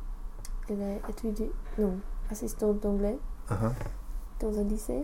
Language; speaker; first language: French; non-native, fluent; English